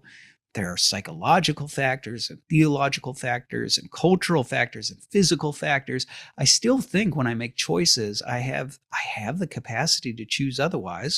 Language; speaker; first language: English; native; English